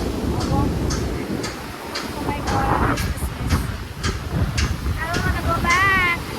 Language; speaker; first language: English; non-native, fluent; Nepali